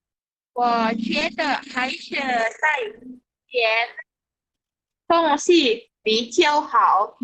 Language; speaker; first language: Chinese; non-native, learner; Indonesian